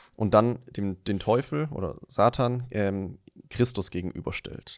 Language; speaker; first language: German; native; German